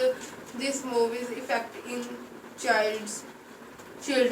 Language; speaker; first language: English; non-native, local second language; Hindi